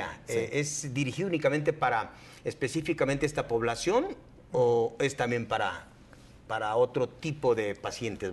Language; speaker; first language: Spanish; native; Spanish